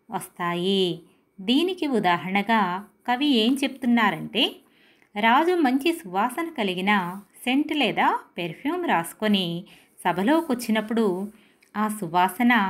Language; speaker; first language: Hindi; non-native, local second language; Telugu